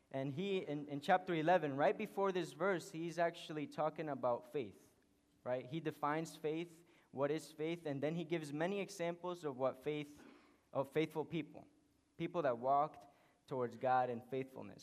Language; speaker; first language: English; non-native, fluent; Spanish